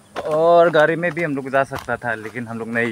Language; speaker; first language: Hindi; non-native, local second language; Bangla